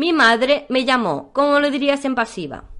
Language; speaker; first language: Spanish; native; Spanish